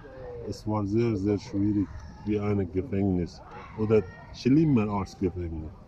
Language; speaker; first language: German; non-native, learner; Persian